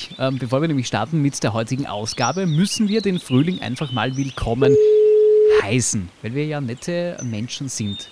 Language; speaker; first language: German; native; German